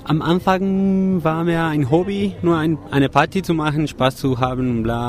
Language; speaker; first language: German; non-native, learner; Spanish